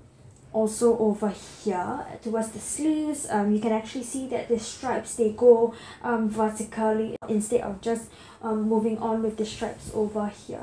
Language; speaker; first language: English; native; English